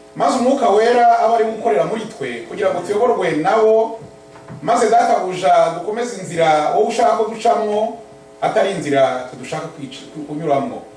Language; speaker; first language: Kinyarwanda; native; Kinyarwanda